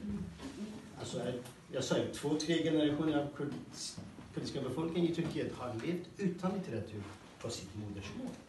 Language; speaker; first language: Swedish; non-native, fluent; Kurdish